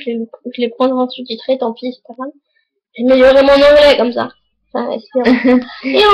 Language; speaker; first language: French; native; French